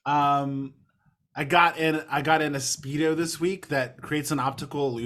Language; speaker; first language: English; native; English